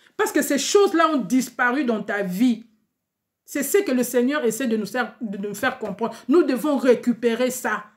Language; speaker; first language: French; non-native, local second language; Lingala